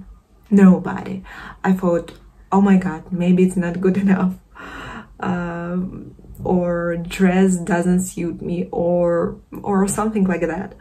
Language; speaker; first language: English; non-native, learner; Russian